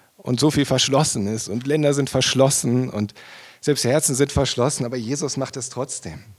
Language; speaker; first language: German; native; German